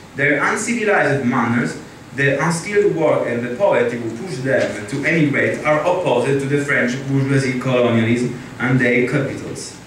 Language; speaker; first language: English; non-native, fluent; Italian